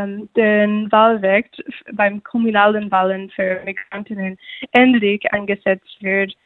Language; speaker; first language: German; non-native, fluent; English